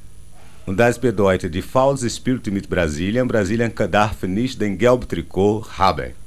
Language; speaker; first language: German; non-native, learner; Portuguese